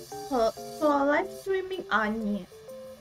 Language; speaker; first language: Korean; non-native, learner; Indonesian